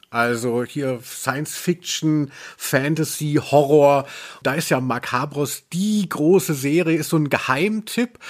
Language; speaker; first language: German; native; German